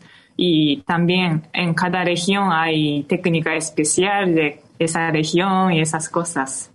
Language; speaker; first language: Spanish; non-native, fluent; Japanese